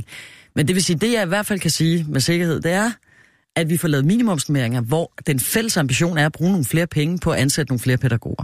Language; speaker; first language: Danish; native; Danish